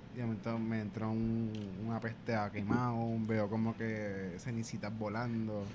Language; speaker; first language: Spanish; native; Spanish